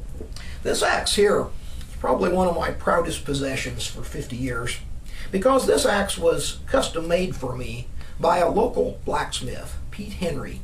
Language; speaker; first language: English; native; English